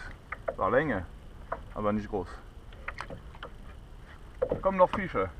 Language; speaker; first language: German; non-native, learner; French